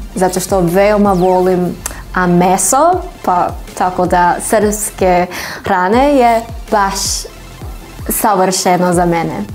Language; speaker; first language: Serbian; non-native, learner; English